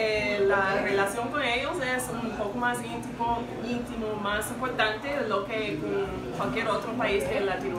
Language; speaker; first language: Spanish; non-native, fluent; English